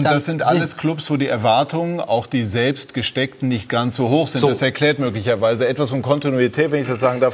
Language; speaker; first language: German; native; German